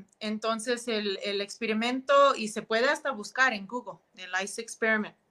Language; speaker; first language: Spanish; early bilingual, heritage; Spanish